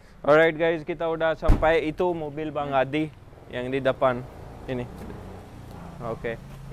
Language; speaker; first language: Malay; non-native, fluent; Urdu